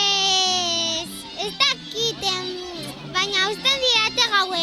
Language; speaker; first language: Basque; non-native, local second language; Spanish